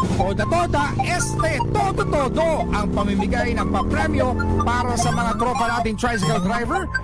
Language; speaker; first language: Filipino; native; Filipino